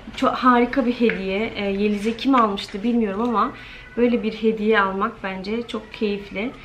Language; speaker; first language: Turkish; native; Turkish